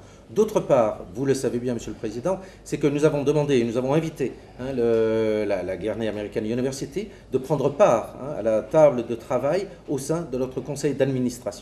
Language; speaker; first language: French; native; French